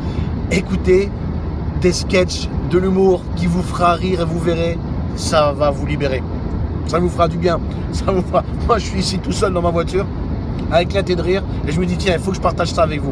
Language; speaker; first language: French; native; French